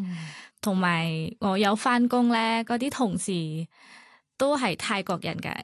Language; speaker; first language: Cantonese; non-native, learner; Thai